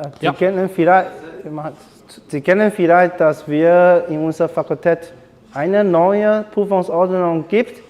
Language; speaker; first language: German; non-native, learner; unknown